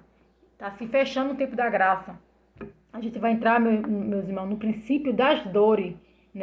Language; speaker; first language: Portuguese; native; Portuguese